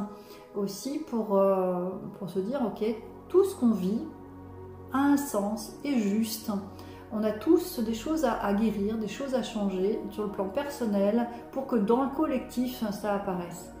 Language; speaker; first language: French; native; French